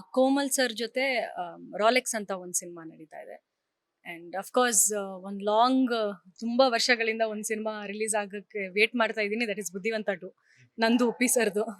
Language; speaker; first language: Kannada; non-native, local second language; Konkani